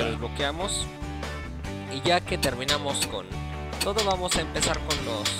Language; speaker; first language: Spanish; native; Spanish